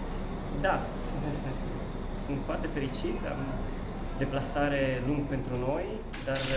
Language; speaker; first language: Romanian; non-native, learner; Italian